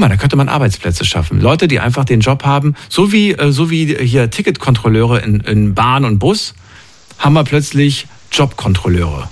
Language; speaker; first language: German; native; German